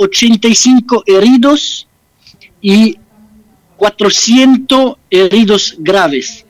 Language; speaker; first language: Spanish; non-native, fluent; French